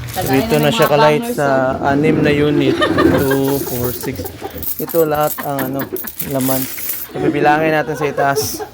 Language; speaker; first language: Filipino; non-native, local second language; Cebuano